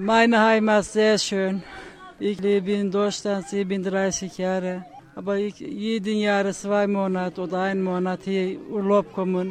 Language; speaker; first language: German; non-native, learner; Turkish